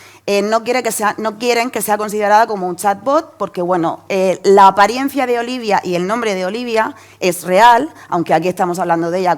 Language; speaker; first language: Spanish; native; Spanish